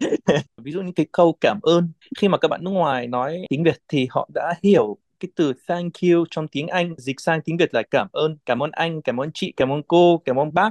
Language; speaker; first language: Vietnamese; non-native, fluent; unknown